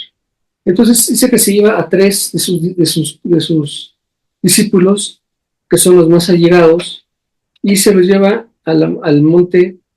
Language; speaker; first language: Spanish; native; Spanish